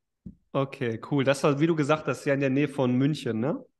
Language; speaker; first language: German; native; German